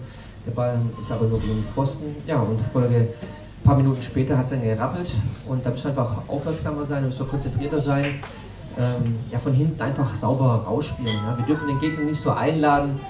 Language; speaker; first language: German; native; German